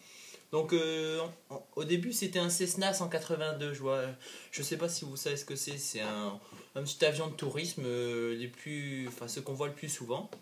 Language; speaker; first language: French; native; French